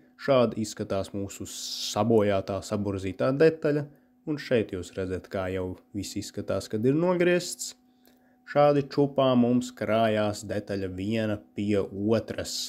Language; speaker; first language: Latvian; native; Latvian